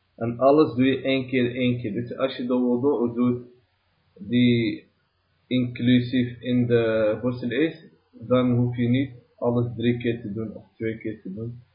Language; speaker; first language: Dutch; early bilingual, other home language; Arabic